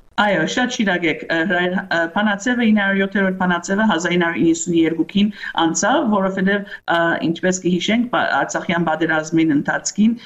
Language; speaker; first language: Armenian; early bilingual, heritage; Armenian